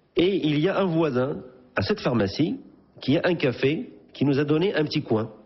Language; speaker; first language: French; non-native, local second language; Arabic